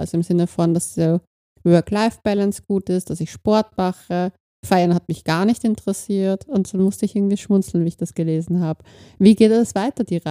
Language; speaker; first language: German; native; German